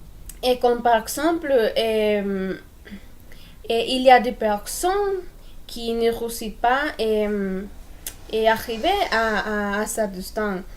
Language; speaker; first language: French; non-native, learner; Spanish